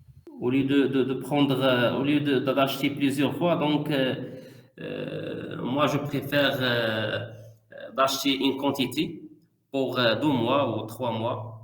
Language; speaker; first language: French; non-native, learner; Arabic